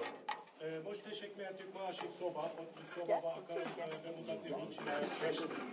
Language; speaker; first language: Hungarian; non-native, learner; Turkish